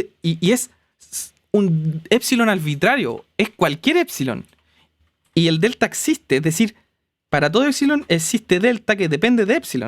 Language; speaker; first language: Spanish; native; Spanish